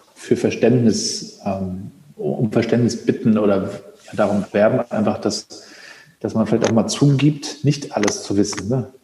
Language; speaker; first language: German; native; German